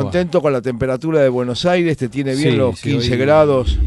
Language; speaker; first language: Spanish; native; Spanish